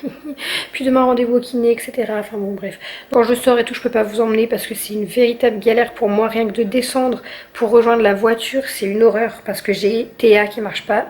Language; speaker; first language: French; native; French